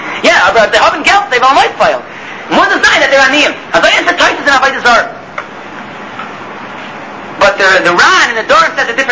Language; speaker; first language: English; native; English